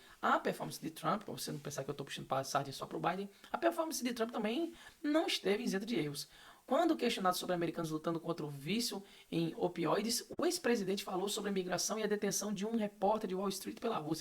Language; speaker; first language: Portuguese; native; Portuguese